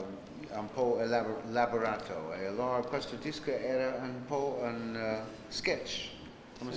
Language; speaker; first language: Italian; non-native, learner; English